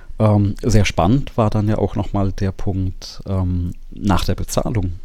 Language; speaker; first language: German; native; German